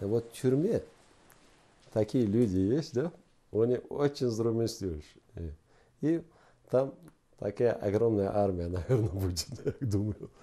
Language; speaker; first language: Russian; non-native, local second language; Kyrgyz